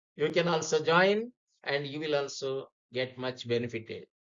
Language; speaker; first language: English; non-native, local second language; Telugu